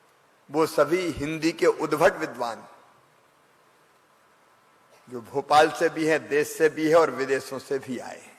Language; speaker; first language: Hindi; native; Hindi